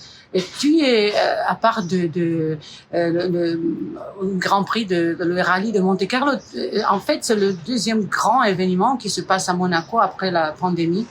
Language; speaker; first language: French; non-native, fluent; Romanian